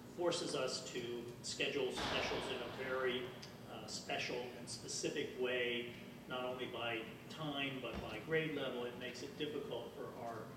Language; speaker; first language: English; native; English